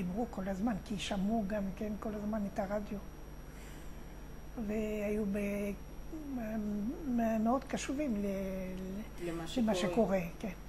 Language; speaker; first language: Hebrew; non-native, fluent; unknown